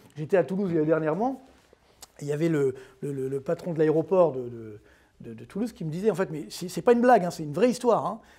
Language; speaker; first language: French; native; French